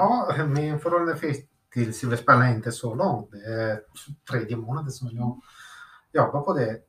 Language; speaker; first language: Swedish; non-native, fluent; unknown